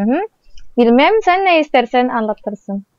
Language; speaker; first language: Turkish; non-native, learner; Indonesian